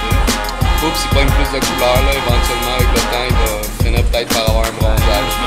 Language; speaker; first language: French; native; French